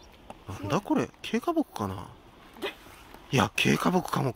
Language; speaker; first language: Japanese; native; Japanese